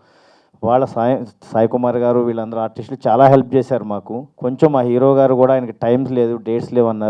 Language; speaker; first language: Telugu; native; Telugu